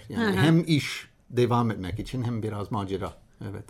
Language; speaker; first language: Turkish; non-native, learner; English